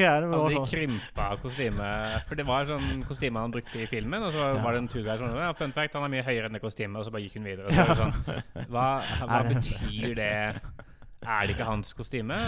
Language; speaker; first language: Norwegian; native; Norwegian